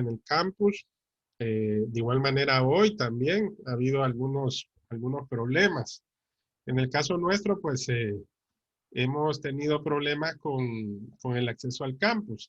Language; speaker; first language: Spanish; native; Spanish